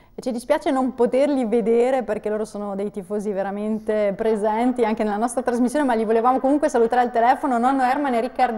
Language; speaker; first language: Italian; native; Italian